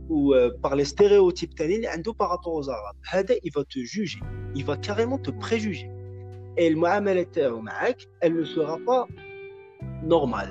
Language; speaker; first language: French; non-native, local second language; Kabyle